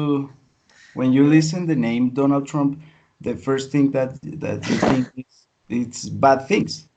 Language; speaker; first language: English; non-native, learner; Spanish